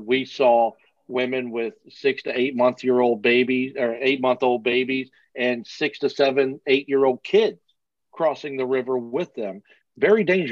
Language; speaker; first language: English; native; English